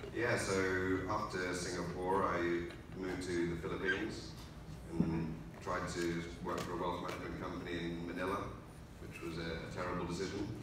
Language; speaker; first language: English; native; English